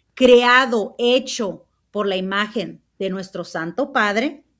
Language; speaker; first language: Spanish; early bilingual, heritage; Spanish